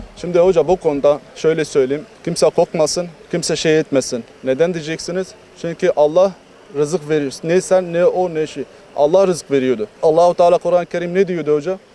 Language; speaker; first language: Turkish; non-native, fluent; Arabic